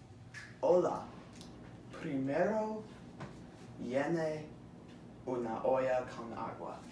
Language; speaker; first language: Spanish; non-native, learner; English